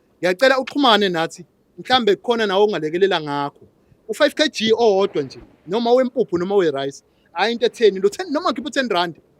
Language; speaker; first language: Zulu; native; Zulu